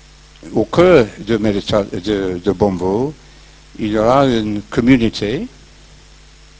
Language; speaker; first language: French; non-native, fluent; English